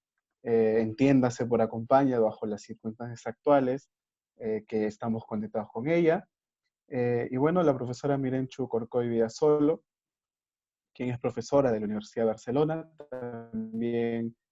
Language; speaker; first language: Spanish; native; Spanish